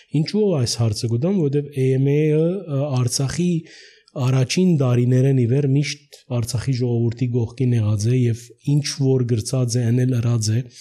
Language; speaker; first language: Armenian; early bilingual, heritage; Armenian